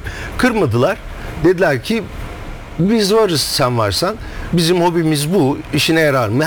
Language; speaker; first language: Turkish; native; Turkish